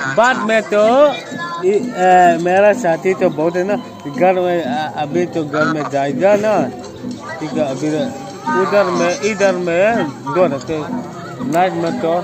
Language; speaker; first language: Hindi; non-native, local second language; Mizo